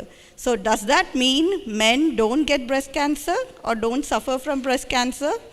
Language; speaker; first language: Tamil; early bilingual, heritage; Tamil